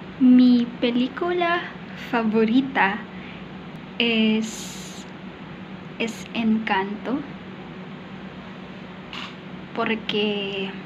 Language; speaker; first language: Spanish; non-native, learner; Filipino